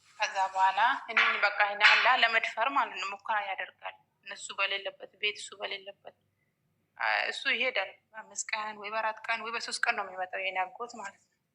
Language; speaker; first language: Amharic; non-native, local second language; Oromo